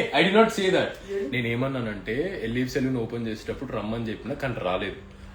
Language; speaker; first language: Telugu; native; Telugu